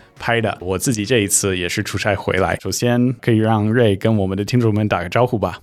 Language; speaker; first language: Chinese; early bilingual, heritage; Chinese